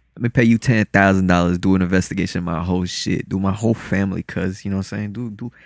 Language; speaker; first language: English; early bilingual, other home language; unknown